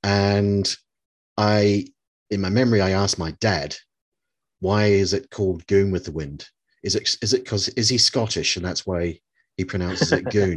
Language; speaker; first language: English; native; English